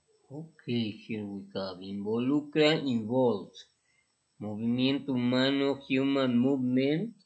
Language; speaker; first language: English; non-native, fluent; Spanish